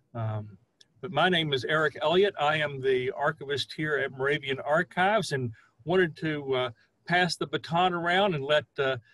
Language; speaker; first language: English; native; English